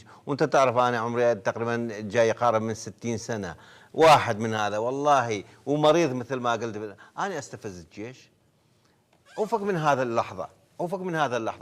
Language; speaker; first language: Arabic; non-native, local second language; Kurdish